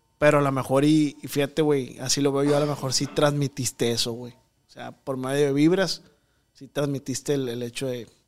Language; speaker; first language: Spanish; native; Spanish